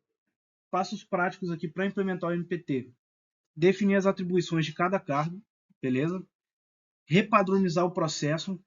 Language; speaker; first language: Portuguese; native; Portuguese